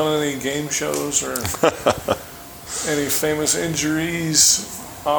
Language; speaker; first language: English; native; English